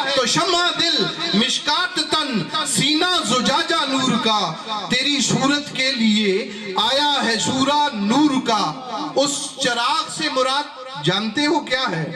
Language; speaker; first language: Urdu; non-native, local second language; Punjabi